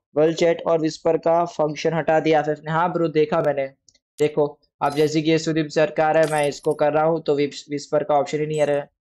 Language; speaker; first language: Hindi; non-native, local second language; Gujarati